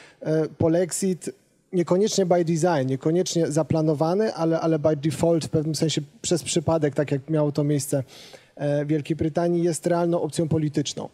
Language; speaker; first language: Polish; native; Polish